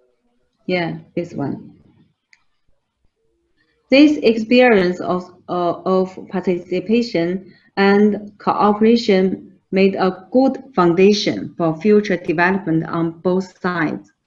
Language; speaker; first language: English; non-native, fluent; Chinese